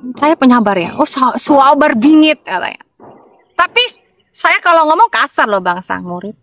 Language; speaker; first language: Indonesian; non-native, local second language; Madurese